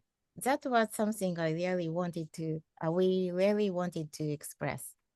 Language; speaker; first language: English; non-native, fluent; Japanese